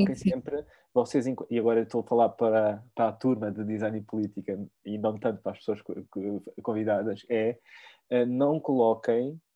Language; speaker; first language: Portuguese; native; Portuguese